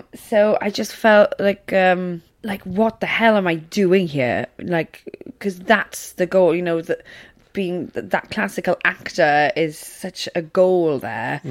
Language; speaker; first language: English; non-native, local second language; Welsh